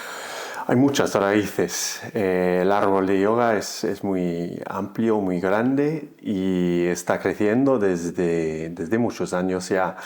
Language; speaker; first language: Spanish; non-native, fluent; English